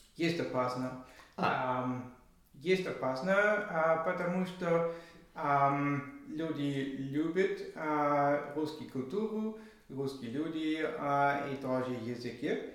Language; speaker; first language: Russian; non-native, learner; German